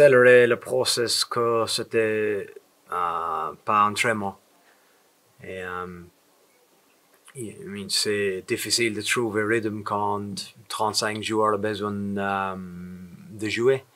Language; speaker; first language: French; non-native, fluent; English